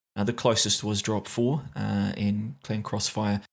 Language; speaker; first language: English; native; English